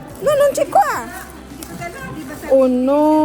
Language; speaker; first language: Italian; non-native, learner; Filipino